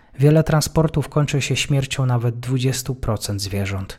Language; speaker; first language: Polish; native; Polish